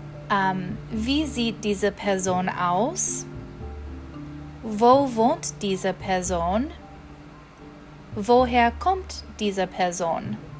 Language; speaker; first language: German; non-native, fluent; English